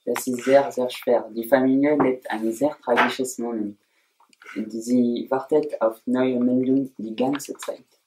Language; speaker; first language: German; non-native, learner; French